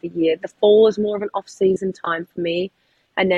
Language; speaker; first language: English; native; English